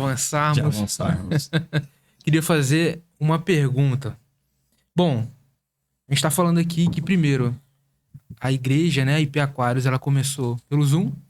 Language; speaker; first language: Portuguese; native; Portuguese